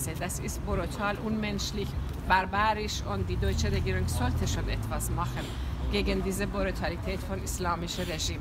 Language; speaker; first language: German; non-native, fluent; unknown